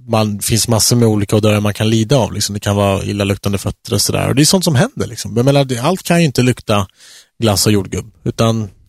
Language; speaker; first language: Swedish; native; Swedish